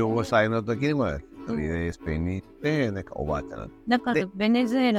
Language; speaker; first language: Japanese; non-native, learner; Spanish